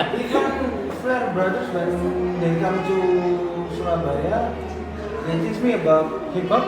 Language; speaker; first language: English; non-native, fluent; Indonesian